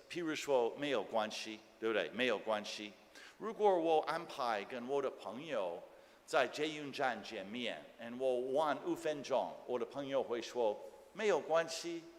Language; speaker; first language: Chinese; non-native, fluent; English